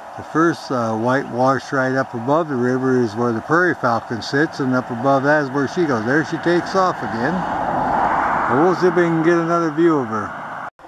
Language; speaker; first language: English; native; English